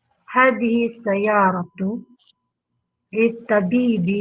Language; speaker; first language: Arabic; non-native, learner; Filipino